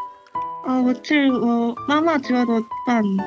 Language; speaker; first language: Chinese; non-native, learner; Korean